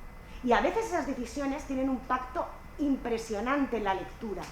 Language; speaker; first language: Spanish; native; Spanish